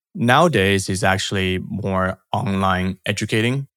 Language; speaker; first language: English; early bilingual, other home language; Chinese